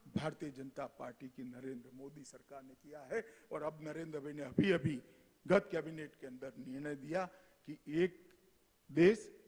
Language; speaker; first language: Hindi; non-native, local second language; Gujarati